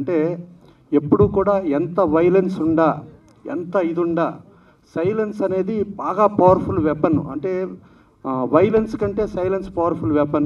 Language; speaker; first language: Telugu; native; Telugu